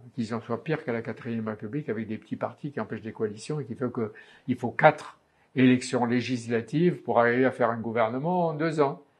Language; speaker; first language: French; native; French